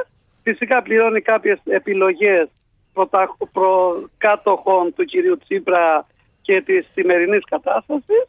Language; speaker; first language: Greek; non-native, fluent; Albanian